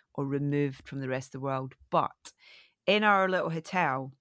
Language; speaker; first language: English; native; English